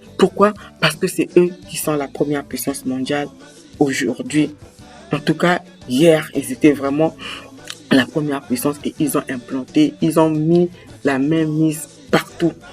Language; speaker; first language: French; native; French